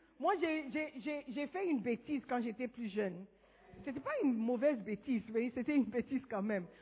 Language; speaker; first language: French; non-native, fluent; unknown